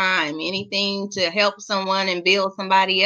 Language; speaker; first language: English; native; English